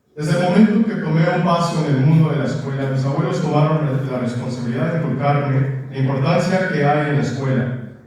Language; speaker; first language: Spanish; early bilingual, heritage; Spanish